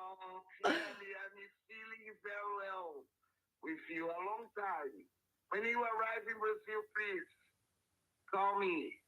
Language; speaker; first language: English; non-native, learner; Portuguese